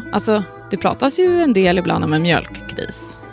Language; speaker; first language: Swedish; native; Swedish